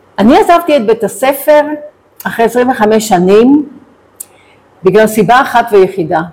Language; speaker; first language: Hebrew; native; Hebrew